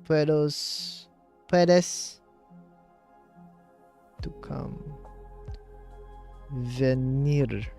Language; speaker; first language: Spanish; non-native, learner; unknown